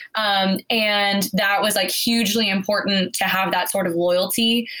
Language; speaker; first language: English; native; English